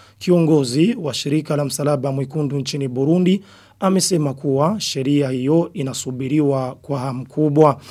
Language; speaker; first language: Swahili; non-native, local second language; Rundi